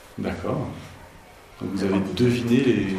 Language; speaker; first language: French; native; French